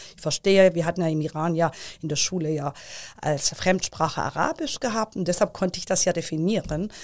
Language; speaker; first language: German; early bilingual, other home language; Persian